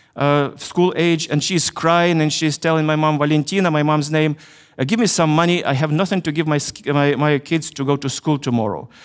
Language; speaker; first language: English; non-native, fluent; Russian